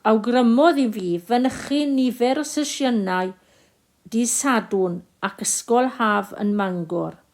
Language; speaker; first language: Welsh; non-native, local second language; English